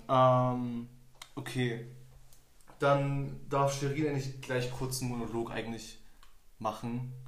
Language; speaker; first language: German; early bilingual, other home language; Turkish